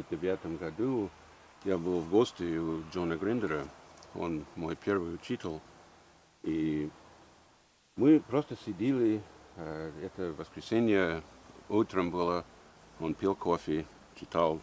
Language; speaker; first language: Russian; early bilingual, heritage; English